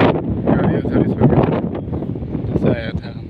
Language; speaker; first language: Hindi; non-native, local second language; Assamese